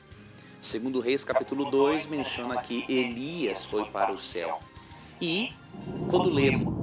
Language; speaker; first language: Portuguese; native; Portuguese